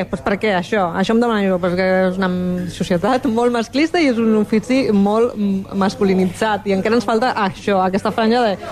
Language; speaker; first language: Catalan; non-native, local second language; Spanish